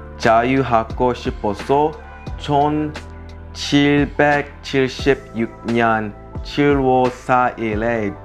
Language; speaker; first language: Korean; non-native, learner; English